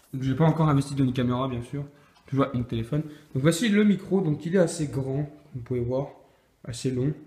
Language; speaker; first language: French; native; French